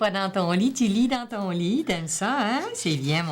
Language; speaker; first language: French; native; French